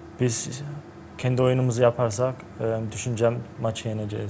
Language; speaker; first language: Turkish; early bilingual, heritage; Turkish